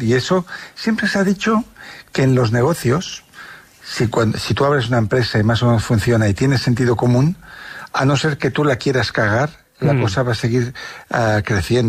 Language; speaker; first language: Spanish; native; Spanish